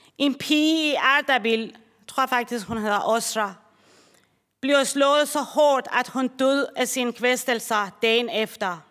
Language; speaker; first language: Danish; non-native, fluent; Persian